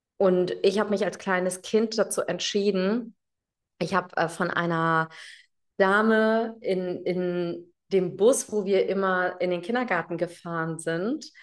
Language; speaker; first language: German; early bilingual, other home language; Tamil